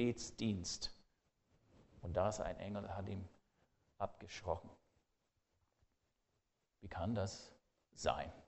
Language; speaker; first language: German; non-native, fluent; English